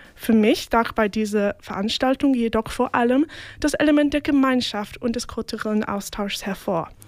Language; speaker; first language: German; non-native, fluent; English